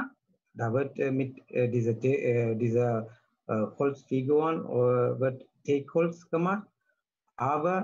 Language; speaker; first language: German; non-native, learner; Tamil